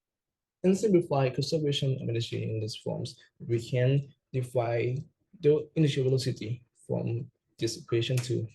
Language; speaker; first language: English; non-native, learner; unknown